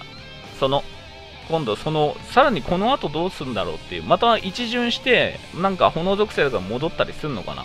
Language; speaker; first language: Japanese; native; Japanese